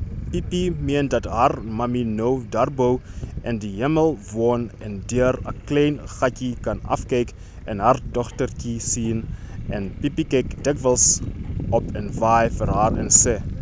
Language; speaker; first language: Afrikaans; non-native, learner; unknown